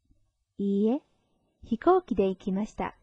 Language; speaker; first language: Japanese; non-native, fluent; Chinese